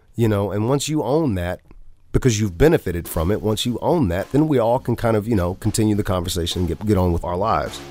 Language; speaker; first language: English; native; English